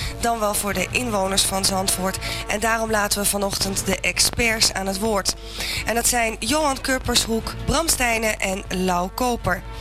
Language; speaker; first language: Dutch; native; Dutch